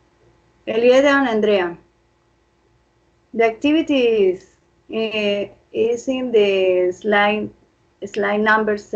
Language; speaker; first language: English; non-native, fluent; Spanish